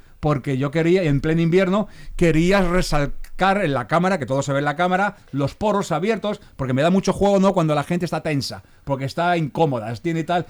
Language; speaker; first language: Spanish; native; Spanish